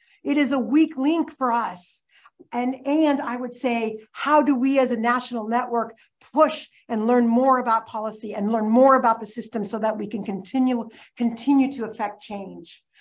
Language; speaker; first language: English; early bilingual, other home language; Spanish